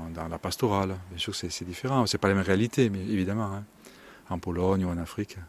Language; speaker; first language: French; native; French